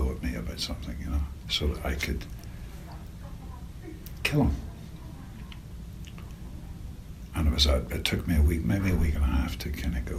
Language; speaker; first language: English; native; English